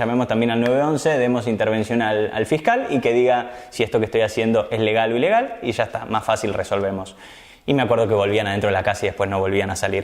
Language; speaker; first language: Spanish; native; Spanish